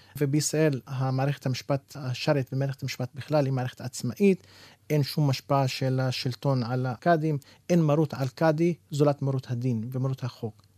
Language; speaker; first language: Hebrew; non-native, local second language; Arabic